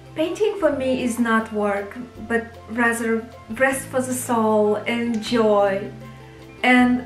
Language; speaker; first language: English; non-native, fluent; Russian